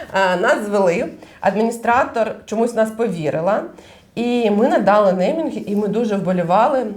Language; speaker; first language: Ukrainian; non-native, local second language; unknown